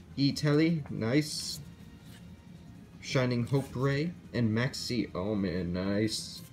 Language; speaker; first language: English; native; English